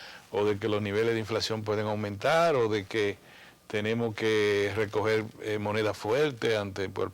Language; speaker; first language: Spanish; native; Spanish